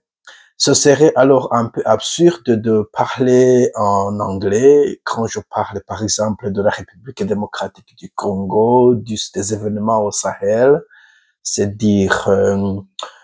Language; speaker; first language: French; non-native, local second language; Rundi